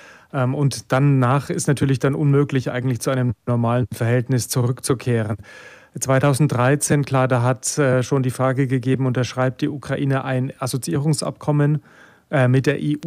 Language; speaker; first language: German; native; German